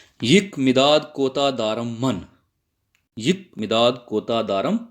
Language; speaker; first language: Persian; non-native, fluent; Urdu